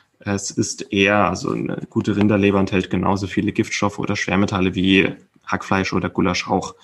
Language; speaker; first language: German; native; German